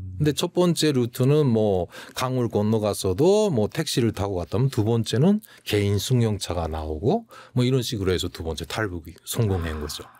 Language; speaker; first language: Korean; native; Korean